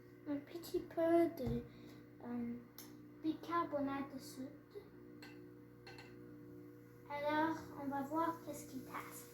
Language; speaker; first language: French; non-native, learner; English